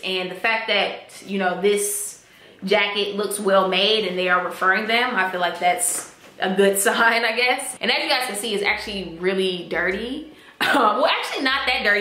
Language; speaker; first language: English; native; English